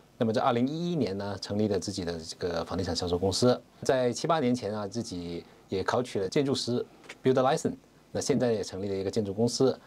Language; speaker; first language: Chinese; non-native, local second language; Cantonese